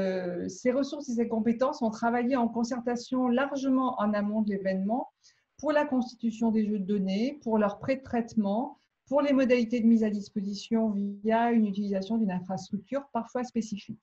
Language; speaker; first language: French; native; French